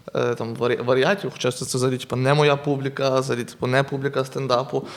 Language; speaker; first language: Ukrainian; native; Ukrainian